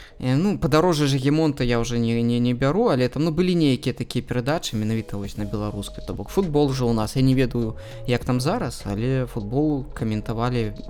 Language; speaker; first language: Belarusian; non-native, local second language; Russian